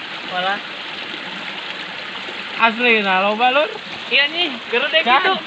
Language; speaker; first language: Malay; non-native, local second language; Sundanese